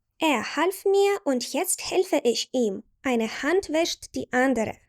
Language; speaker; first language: German; non-native, fluent; Ukrainian